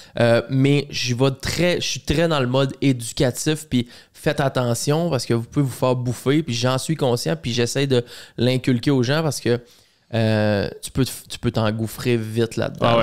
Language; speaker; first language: French; native; French